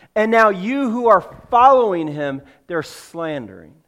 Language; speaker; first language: English; native; English